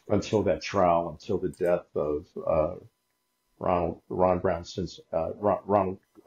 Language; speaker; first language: English; native; English